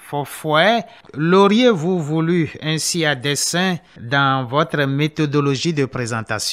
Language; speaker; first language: French; non-native, local second language; Ewe